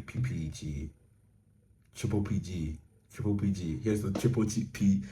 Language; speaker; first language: English; native; English